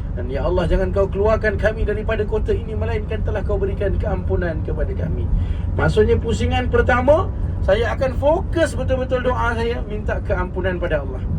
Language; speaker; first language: Malay; native; Malay